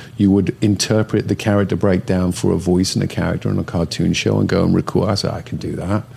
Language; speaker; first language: English; native; English